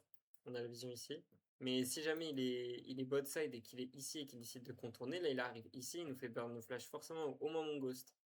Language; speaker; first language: French; native; French